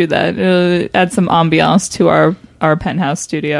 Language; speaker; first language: English; native; English